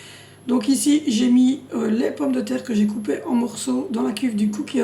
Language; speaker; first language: French; native; French